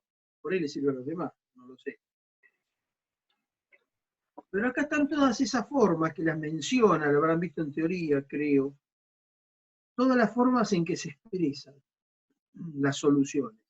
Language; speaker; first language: Spanish; native; Spanish